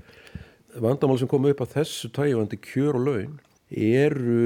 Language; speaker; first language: Icelandic; native; Icelandic